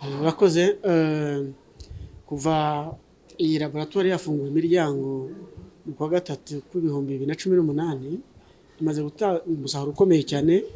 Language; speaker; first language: Kinyarwanda; native; Kinyarwanda